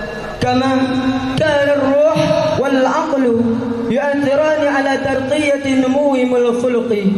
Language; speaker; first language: Arabic; non-native, learner; Indonesian